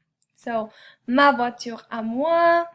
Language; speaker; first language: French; non-native, fluent; Spanish